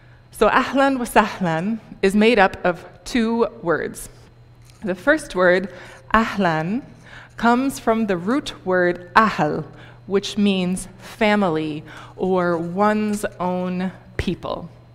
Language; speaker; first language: English; native; English